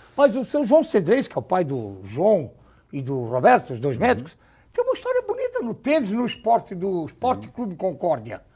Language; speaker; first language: Portuguese; native; Portuguese